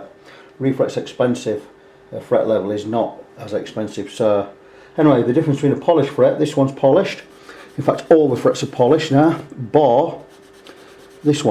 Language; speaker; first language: English; native; English